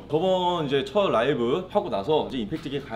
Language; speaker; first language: Korean; native; Korean